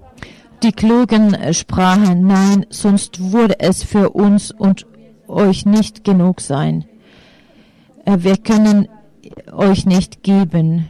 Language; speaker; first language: German; non-native, fluent; Finnish